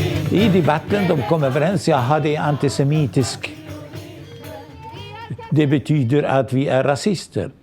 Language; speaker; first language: Swedish; non-native, local second language; Arabic